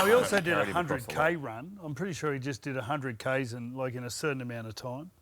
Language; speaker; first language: English; native; English